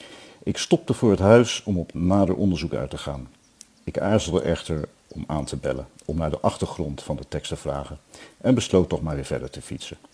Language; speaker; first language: Dutch; native; Dutch